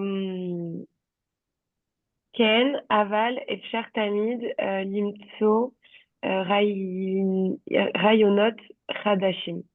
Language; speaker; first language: Hebrew; non-native, learner; French